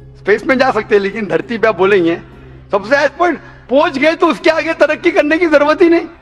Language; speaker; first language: Hindi; non-native, local second language; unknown